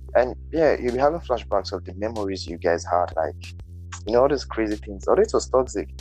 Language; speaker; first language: English; non-native, local second language; Yoruba